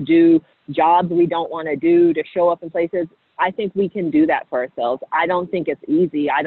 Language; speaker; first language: English; native; English